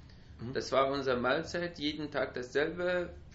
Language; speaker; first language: German; non-native, learner; Persian